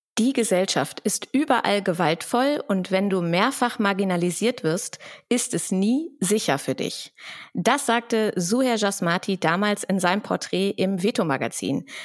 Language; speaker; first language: German; native; German